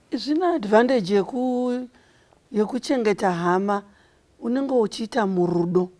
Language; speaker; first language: Shona; native; Shona